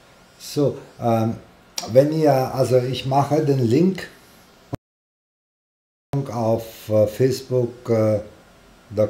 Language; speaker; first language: German; non-native, fluent; Italian